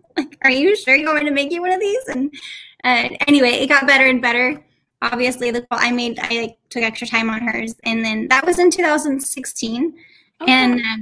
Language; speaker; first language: English; native; English